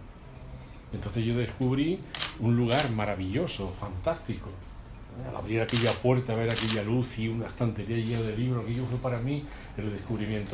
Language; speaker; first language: Spanish; native; Spanish